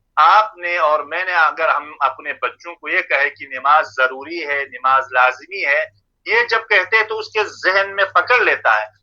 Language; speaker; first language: Urdu; non-native, local second language; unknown